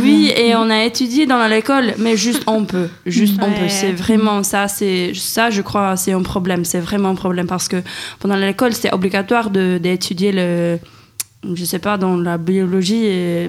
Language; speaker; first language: French; non-native, fluent; Swedish